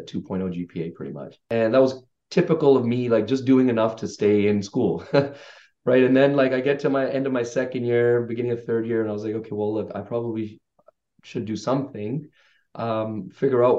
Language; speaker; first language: English; native; English